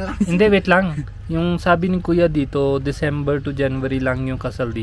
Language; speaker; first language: Filipino; non-native, learner; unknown